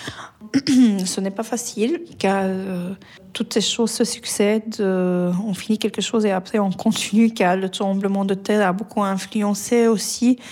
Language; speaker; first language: French; non-native, fluent; Arabic